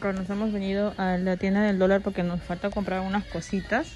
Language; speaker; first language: Spanish; native; Spanish